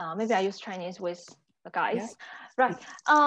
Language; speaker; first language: English; non-native, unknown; Chinese